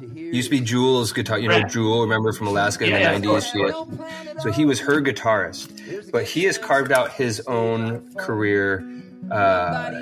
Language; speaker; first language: English; native; English